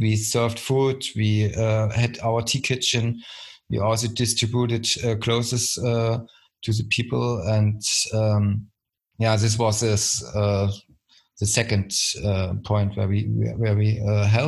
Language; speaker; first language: English; non-native, fluent; German